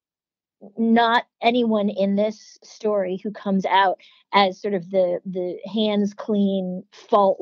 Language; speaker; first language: English; native; English